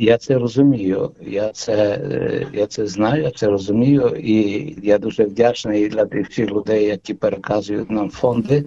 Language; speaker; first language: Ukrainian; early bilingual, heritage; Ukrainian